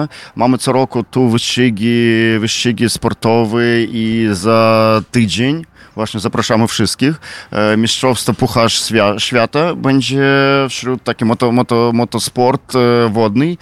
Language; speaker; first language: Polish; non-native, fluent; Ukrainian